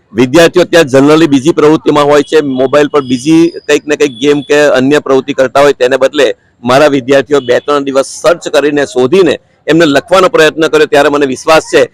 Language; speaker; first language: Gujarati; native; Gujarati